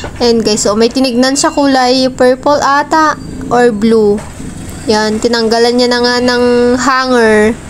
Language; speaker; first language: Filipino; non-native, local second language; Iloko